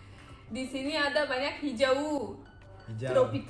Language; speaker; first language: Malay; non-native, learner; Turkish